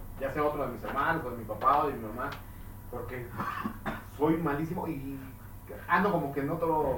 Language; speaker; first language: Spanish; native; Spanish